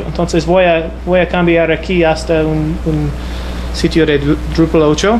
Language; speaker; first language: Spanish; non-native, fluent; English